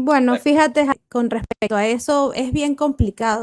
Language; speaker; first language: Spanish; native; Spanish